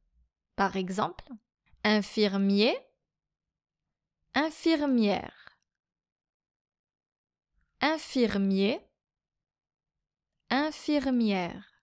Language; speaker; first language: French; native; French